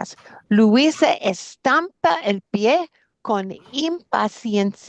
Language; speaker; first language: Spanish; non-native, fluent; English